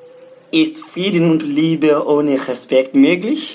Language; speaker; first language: German; non-native, learner; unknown